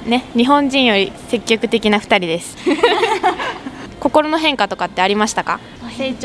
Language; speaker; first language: Japanese; native; Japanese